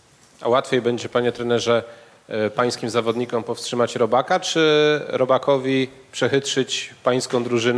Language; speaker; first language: Polish; native; Polish